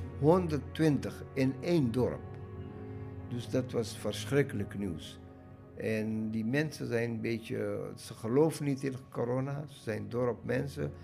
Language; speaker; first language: Dutch; non-native, learner; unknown